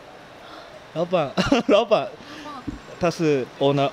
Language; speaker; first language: Chinese; non-native, fluent; Japanese